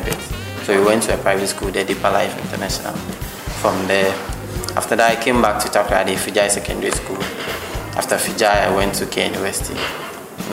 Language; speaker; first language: English; non-native, local second language; Akan